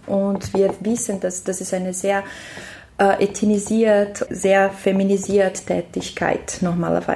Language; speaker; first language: German; non-native, learner; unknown